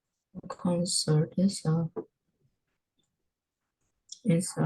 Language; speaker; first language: English; non-native, learner; Vietnamese